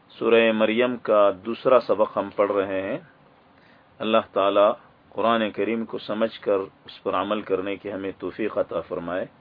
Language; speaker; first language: Urdu; native; Urdu